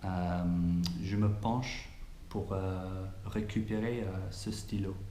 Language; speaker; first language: French; non-native, fluent; English